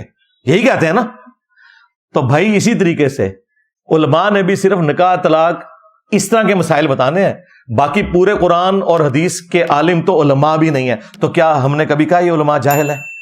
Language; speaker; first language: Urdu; non-native, local second language; Punjabi